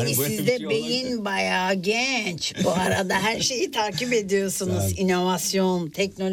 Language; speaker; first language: Turkish; native; Turkish